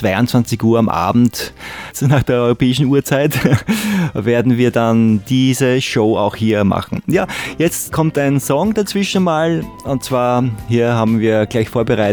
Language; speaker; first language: German; native; German